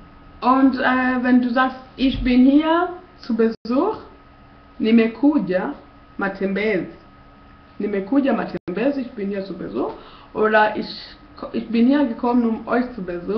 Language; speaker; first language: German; non-native, fluent; Swahili